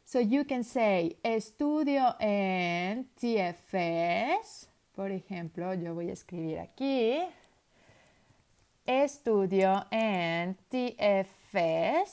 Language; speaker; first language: Spanish; non-native, fluent; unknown